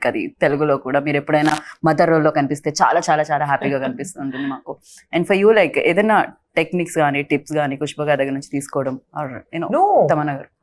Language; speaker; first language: Telugu; native; Telugu